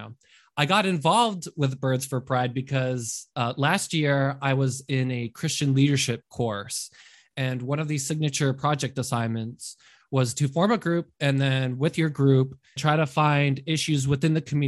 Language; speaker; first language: English; native; English